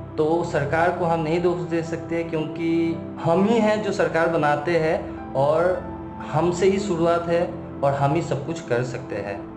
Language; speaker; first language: Hindi; non-native, local second language; Assamese